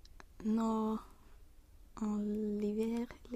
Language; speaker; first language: French; non-native, learner; Swedish